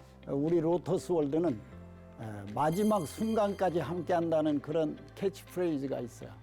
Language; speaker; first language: Korean; native; Korean